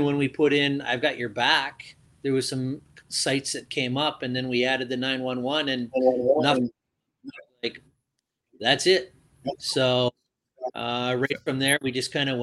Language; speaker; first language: English; native; English